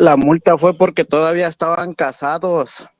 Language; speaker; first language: Spanish; native; Spanish